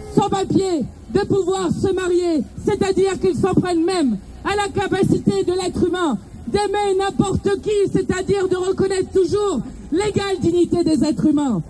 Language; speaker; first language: French; native; French